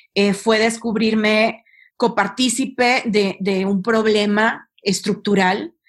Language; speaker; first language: Spanish; native; Spanish